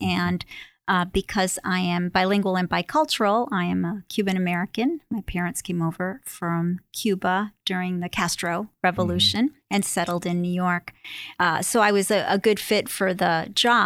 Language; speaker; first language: English; native; English